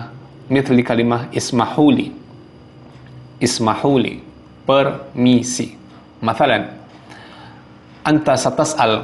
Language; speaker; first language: Arabic; non-native, fluent; Javanese